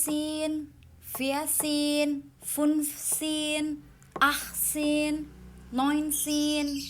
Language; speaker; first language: German; non-native, learner; Indonesian